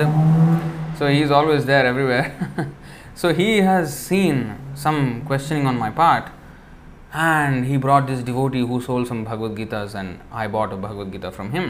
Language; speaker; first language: English; non-native, local second language; Telugu